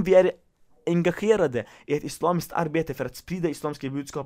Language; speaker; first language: Swedish; early bilingual, other home language; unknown